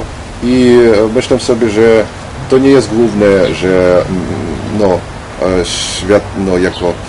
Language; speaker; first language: Polish; non-native, learner; Ukrainian